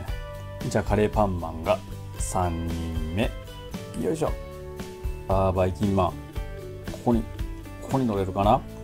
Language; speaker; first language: Japanese; native; Japanese